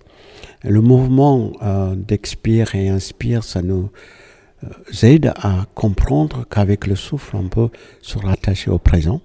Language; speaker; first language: French; non-native, fluent; Malayalam